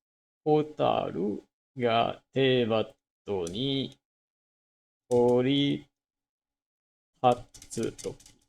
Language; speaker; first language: Japanese; non-native, learner; English